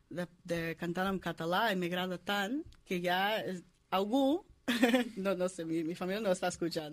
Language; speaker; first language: Catalan; non-native, learner; English